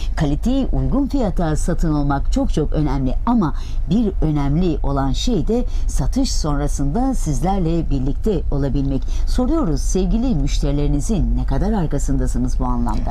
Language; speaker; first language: Turkish; native; Turkish